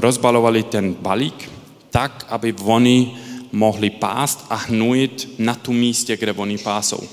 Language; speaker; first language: Czech; early bilingual, heritage; Czech